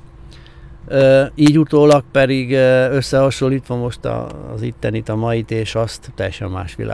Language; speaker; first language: Hungarian; native; Hungarian